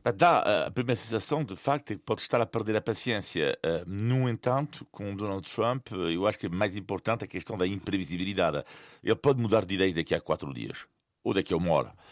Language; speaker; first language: Portuguese; non-native, fluent; French